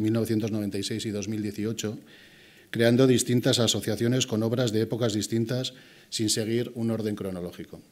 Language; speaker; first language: Spanish; native; Spanish